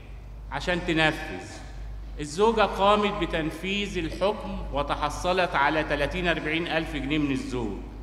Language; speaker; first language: Arabic; native; Arabic